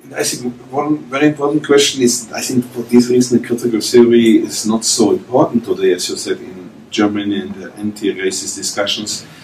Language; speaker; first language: English; non-native, fluent; German